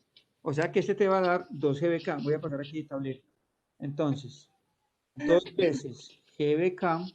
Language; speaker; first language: Spanish; native; Spanish